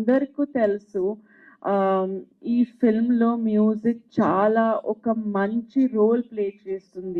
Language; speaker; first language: Telugu; non-native, fluent; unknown